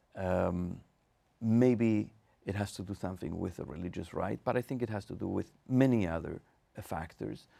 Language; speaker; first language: English; non-native, fluent; Spanish